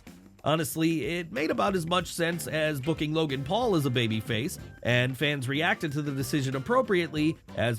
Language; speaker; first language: English; native; English